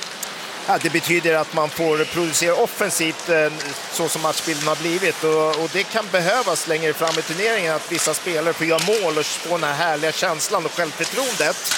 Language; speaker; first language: Swedish; native; Swedish